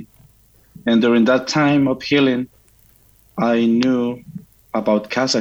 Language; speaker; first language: English; non-native, fluent; Spanish